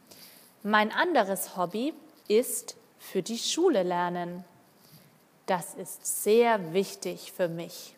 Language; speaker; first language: German; non-native, learner; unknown